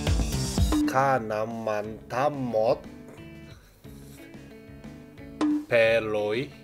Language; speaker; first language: Thai; non-native, learner; Japanese